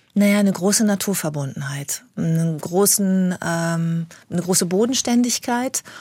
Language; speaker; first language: German; native; German